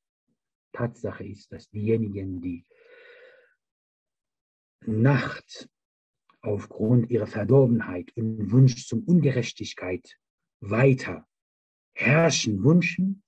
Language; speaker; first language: German; non-native, fluent; Persian